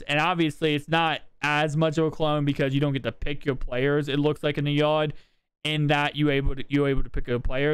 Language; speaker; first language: English; native; English